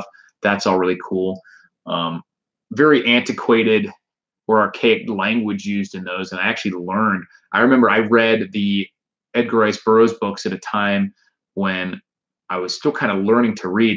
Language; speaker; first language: English; native; English